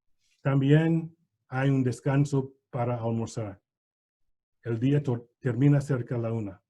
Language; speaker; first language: Spanish; non-native, learner; English